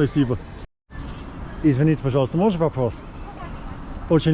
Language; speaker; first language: Russian; non-native, learner; English